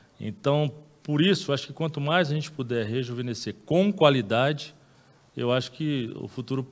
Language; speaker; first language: Portuguese; native; Portuguese